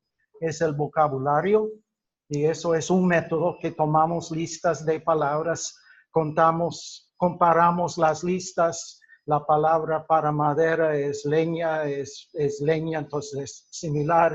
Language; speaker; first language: Spanish; non-native, fluent; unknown